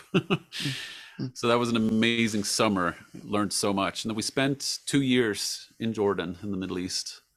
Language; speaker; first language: English; non-native, fluent; Swedish